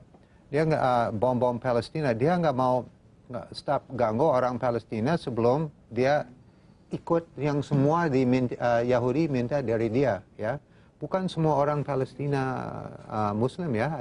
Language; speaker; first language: Indonesian; non-native, fluent; English